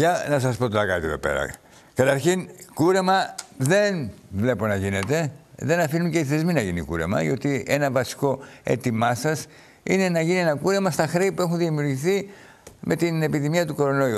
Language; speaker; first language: Greek; native; Greek